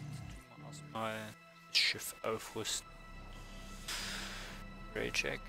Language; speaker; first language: German; native; German